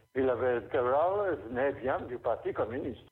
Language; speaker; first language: French; non-native, fluent; Portuguese